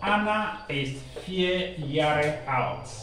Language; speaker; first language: German; non-native, learner; Akan